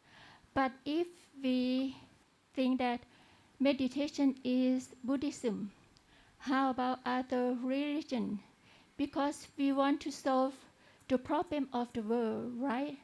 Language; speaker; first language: English; non-native, learner; Thai